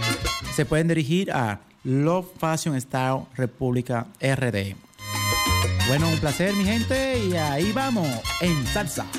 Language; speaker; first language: Spanish; native; Spanish